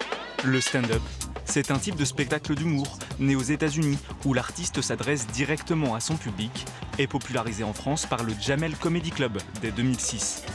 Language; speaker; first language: French; native; French